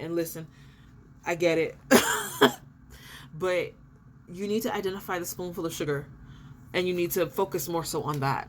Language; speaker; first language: English; native; English